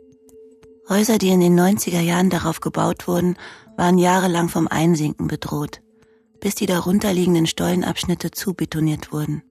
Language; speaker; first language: German; native; German